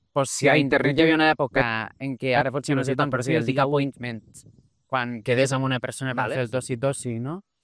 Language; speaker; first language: Catalan; early bilingual, other home language; Portuguese